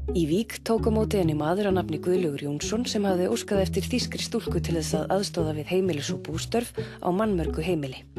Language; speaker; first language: Icelandic; native; Icelandic